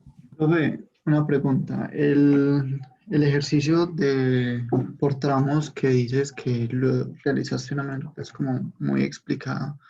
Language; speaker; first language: Spanish; native; Spanish